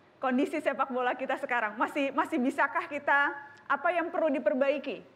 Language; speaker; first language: Indonesian; native; Indonesian